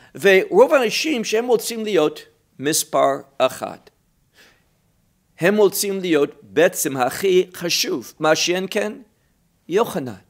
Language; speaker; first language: Hebrew; non-native, fluent; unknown